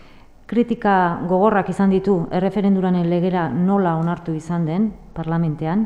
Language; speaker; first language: Basque; native; Basque